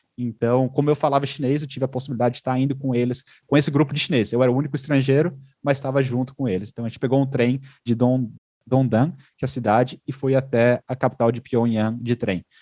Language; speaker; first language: Portuguese; native; Portuguese